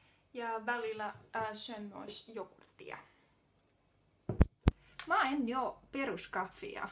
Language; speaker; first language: Finnish; non-native, learner; Estonian